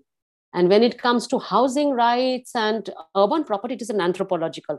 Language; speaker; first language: English; non-native, local second language; Bangla